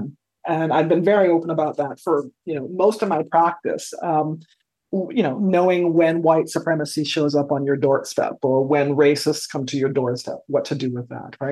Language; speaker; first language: English; native; English